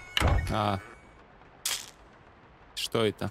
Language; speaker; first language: Russian; native; Russian